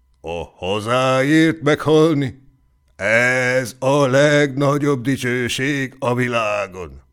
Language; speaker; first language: Hungarian; native; Hungarian